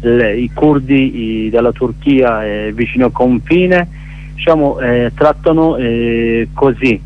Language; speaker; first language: Italian; non-native, learner; Kurdish